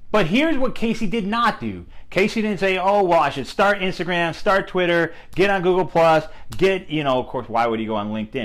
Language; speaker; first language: English; native; English